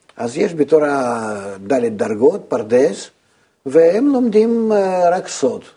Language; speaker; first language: Hebrew; non-native, fluent; Russian